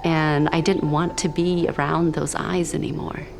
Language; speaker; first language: English; early bilingual, other home language; Khmer